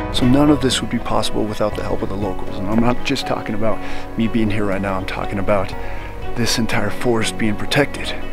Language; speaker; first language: English; native; English